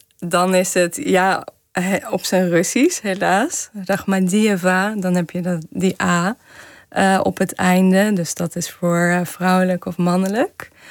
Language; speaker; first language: Dutch; native; Dutch